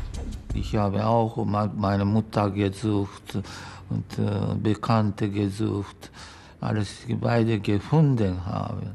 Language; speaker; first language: German; non-native, learner; Japanese